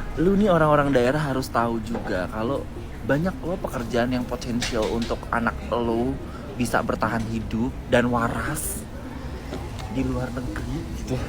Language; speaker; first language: Indonesian; native; Indonesian